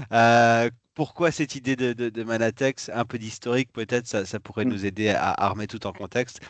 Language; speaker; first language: French; native; French